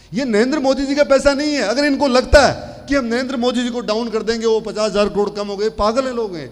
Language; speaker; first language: Hindi; native; Hindi